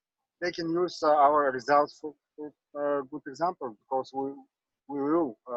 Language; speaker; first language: English; non-native, learner; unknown